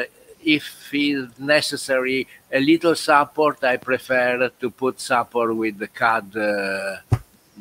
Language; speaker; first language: English; non-native, learner; Italian